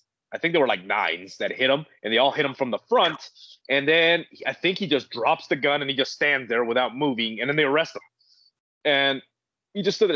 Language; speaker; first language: English; native; English